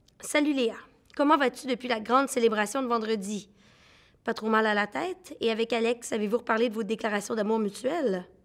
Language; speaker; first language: French; native; French